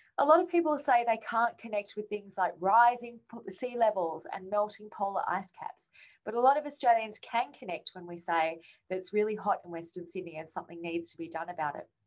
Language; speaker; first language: English; native; English